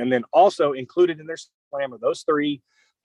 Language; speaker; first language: English; native; English